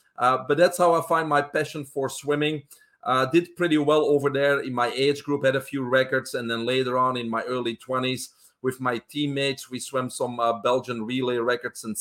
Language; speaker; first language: English; non-native, fluent; Dutch